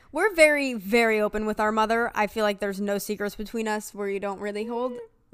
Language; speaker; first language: English; native; English